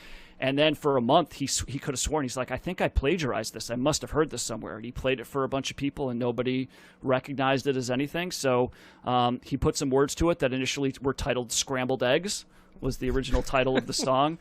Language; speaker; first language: English; native; English